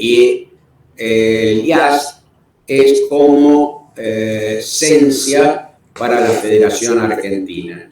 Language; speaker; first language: Spanish; native; Spanish